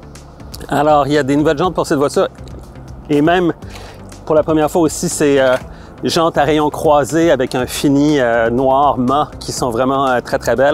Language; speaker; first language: French; native; French